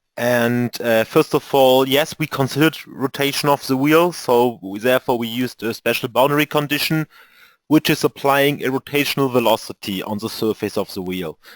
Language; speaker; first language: English; non-native, fluent; German